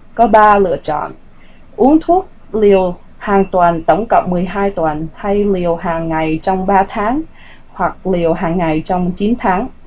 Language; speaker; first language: Vietnamese; early bilingual, heritage; Vietnamese